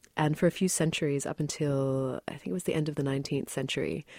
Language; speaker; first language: English; native; English